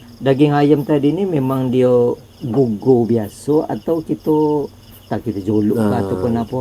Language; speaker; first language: Malay; native; Malay